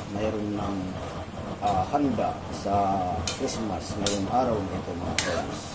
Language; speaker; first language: Filipino; native; Filipino